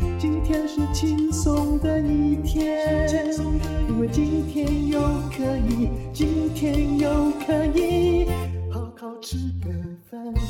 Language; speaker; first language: Chinese; native; Chinese